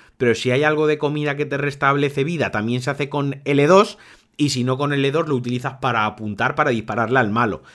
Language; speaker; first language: Spanish; native; Spanish